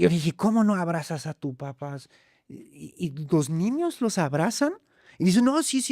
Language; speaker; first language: Spanish; non-native, fluent; German